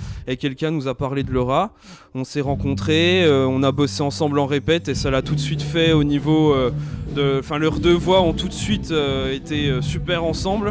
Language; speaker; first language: French; native; French